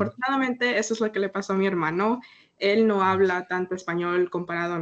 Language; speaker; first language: Spanish; early bilingual, heritage; Spanish